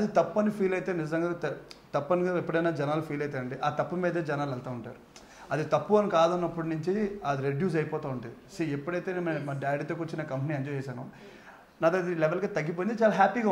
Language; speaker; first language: Telugu; native; Telugu